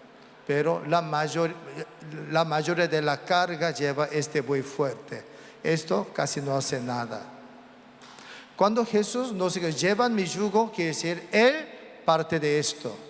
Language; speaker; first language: Spanish; non-native, learner; Korean